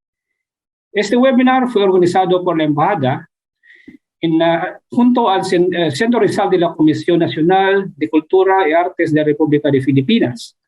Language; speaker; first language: Spanish; non-native, fluent; Filipino